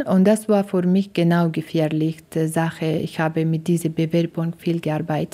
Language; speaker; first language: German; non-native, learner; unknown